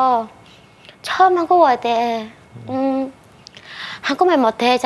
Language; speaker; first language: Korean; non-native, learner; Vietnamese